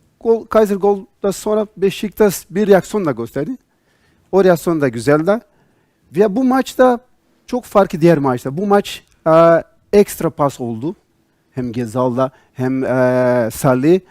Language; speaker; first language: Turkish; non-native, learner; Portuguese